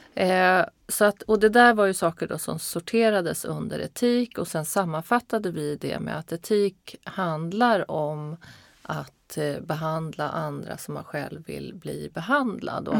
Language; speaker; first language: Swedish; native; Swedish